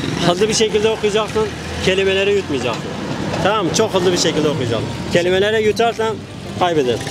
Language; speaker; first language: Turkish; native; Turkish